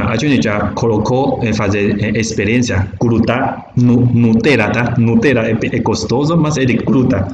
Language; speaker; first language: Portuguese; non-native, learner; Chinese